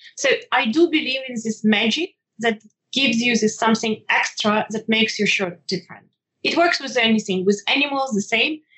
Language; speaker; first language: English; non-native, fluent; Ukrainian